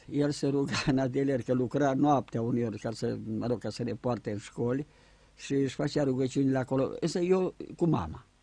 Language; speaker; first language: Romanian; native; Romanian